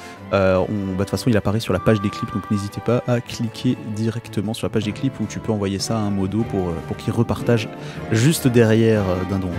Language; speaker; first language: French; native; French